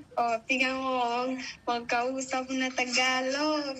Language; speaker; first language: Filipino; early bilingual, heritage; Filipino